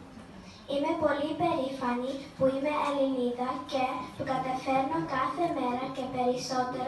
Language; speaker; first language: Greek; early bilingual, heritage; Greek